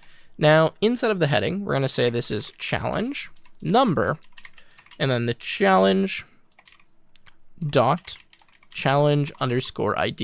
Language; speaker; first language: English; native; English